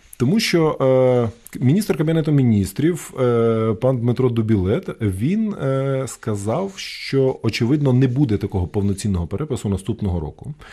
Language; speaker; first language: Ukrainian; native; Ukrainian